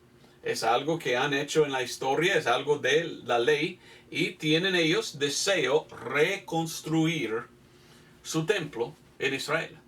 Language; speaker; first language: Spanish; non-native, fluent; English